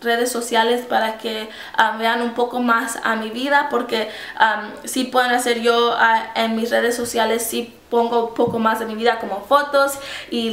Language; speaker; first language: Spanish; early bilingual, heritage; Spanish